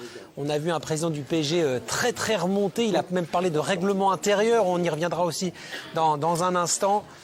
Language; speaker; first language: French; native; French